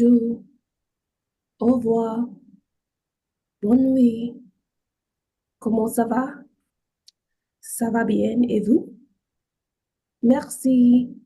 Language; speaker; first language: French; non-native, learner; English